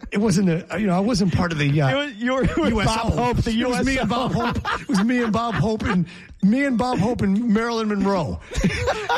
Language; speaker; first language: English; native; English